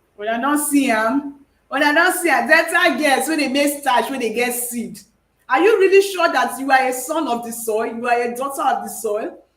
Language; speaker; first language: Nigerian Pidgin; native; Nigerian Pidgin